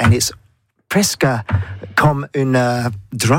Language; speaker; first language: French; non-native, learner; English